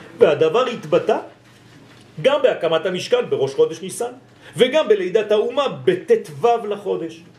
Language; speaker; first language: Hebrew; non-native, fluent; French